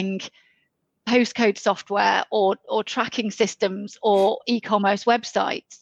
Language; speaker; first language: English; native; English